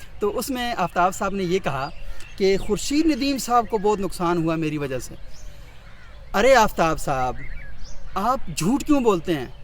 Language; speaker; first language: Urdu; non-native, local second language; Northern Hindko